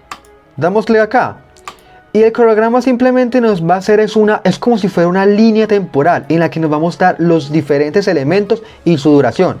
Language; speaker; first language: Spanish; native; Spanish